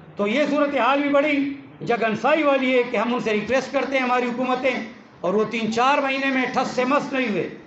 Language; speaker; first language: Urdu; non-native, local second language; Pashto